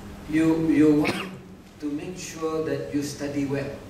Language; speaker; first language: English; non-native, local second language; Malay